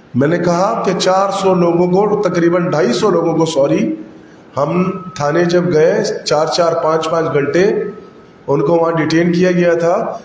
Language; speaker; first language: Urdu; non-native, local second language; Pashto